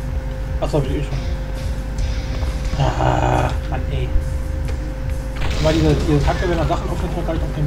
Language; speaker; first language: German; native; German